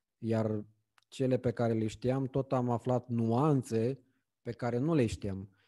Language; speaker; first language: Romanian; native; Romanian